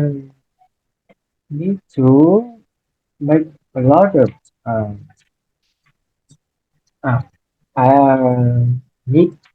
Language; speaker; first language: English; non-native, learner; Vietnamese